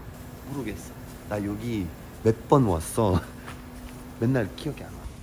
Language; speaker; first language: Korean; non-native, learner; French